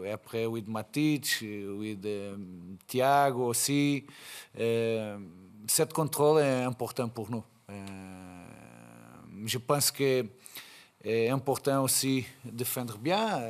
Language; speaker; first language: French; non-native, fluent; Portuguese